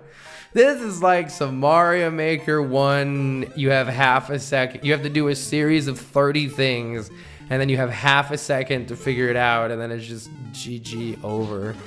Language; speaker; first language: English; native; English